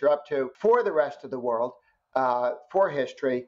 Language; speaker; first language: English; native; English